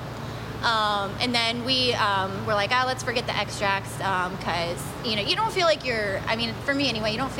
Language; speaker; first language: English; native; English